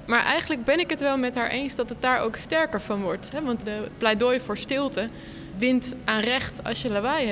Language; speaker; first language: Dutch; native; Dutch